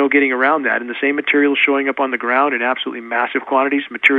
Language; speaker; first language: English; native; English